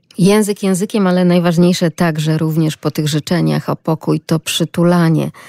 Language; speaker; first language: Polish; native; Polish